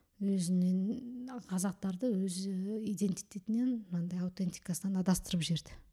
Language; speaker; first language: Kazakh; early bilingual, heritage; Kazakh